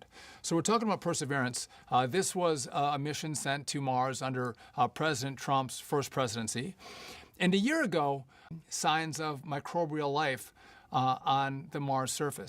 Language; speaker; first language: English; native; English